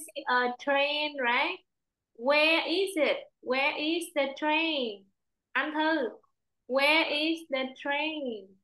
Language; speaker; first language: English; non-native, fluent; Vietnamese